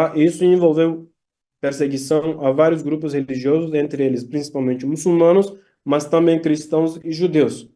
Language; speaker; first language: Portuguese; non-native, fluent; Turkish